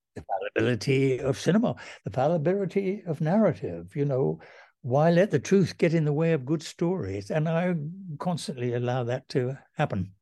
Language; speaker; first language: English; native; English